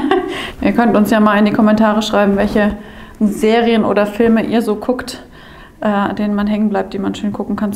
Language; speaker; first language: German; native; German